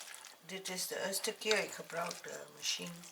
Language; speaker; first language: Dutch; non-native, learner; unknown